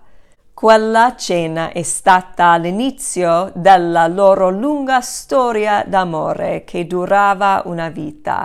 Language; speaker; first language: Italian; non-native, fluent; English